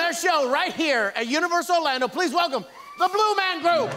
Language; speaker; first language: English; native; English